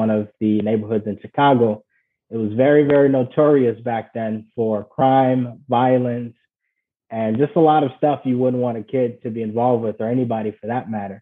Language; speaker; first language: English; early bilingual, other home language; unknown